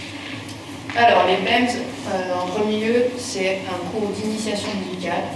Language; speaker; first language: French; native; French